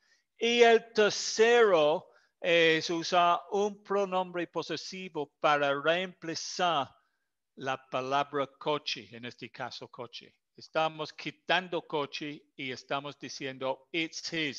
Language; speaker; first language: Spanish; non-native, fluent; English